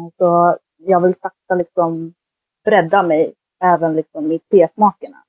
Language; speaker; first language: Swedish; early bilingual, other home language; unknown